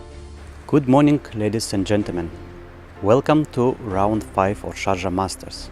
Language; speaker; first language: English; non-native, learner; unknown